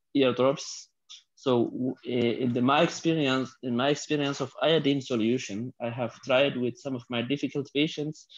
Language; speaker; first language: English; non-native, fluent; Somali